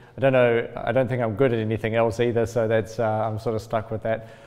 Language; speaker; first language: English; native; English